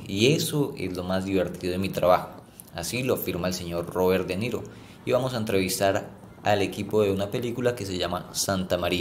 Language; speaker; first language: Spanish; native; Spanish